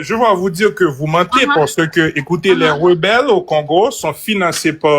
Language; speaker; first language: French; non-native, local second language; Haitian Creole